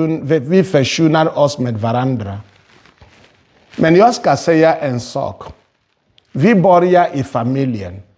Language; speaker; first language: Swedish; non-native, fluent; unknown